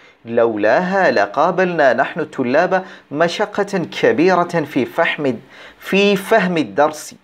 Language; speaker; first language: Arabic; non-native, fluent; Bangla